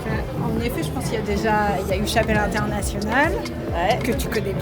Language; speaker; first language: French; native; French